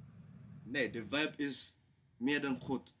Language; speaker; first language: Dutch; non-native, fluent; English